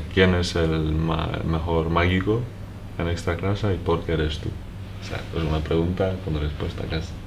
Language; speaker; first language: Spanish; non-native, learner; Polish